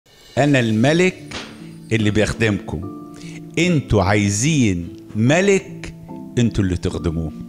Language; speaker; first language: Arabic; native; Arabic